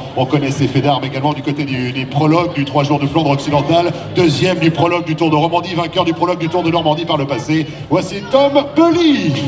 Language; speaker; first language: French; native; French